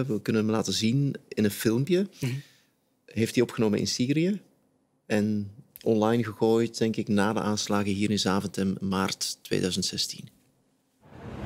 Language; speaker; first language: Dutch; native; Dutch